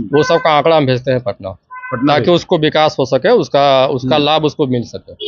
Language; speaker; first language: Hindi; native; Hindi